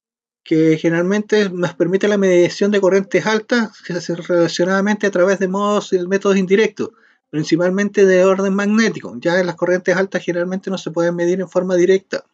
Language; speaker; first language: Spanish; native; Spanish